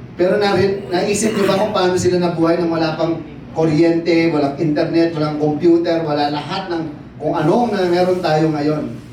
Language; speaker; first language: Filipino; native; Filipino